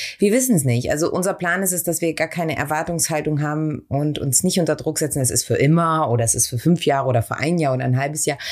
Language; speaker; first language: German; early bilingual, other home language; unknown